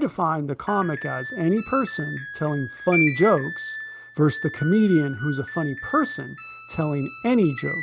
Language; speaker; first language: English; native; English